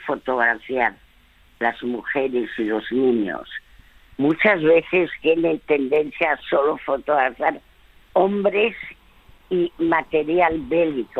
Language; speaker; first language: Spanish; early bilingual, other home language; French